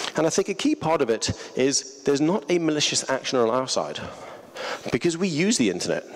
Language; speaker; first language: English; native; English